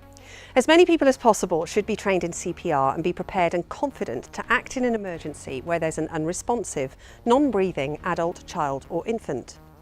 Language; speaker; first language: English; native; English